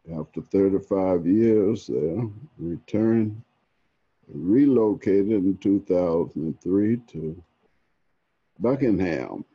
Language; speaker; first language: English; native; English